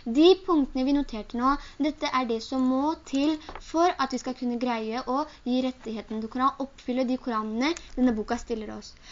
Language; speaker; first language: Norwegian; early bilingual, other home language; Urdu